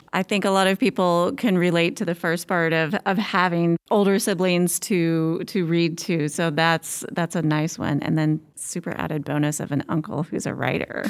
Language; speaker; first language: English; native; English